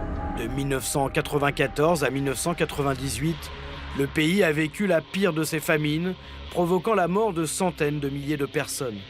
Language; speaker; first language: French; native; French